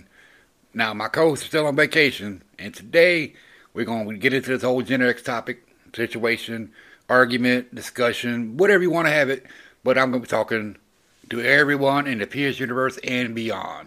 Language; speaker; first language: English; native; English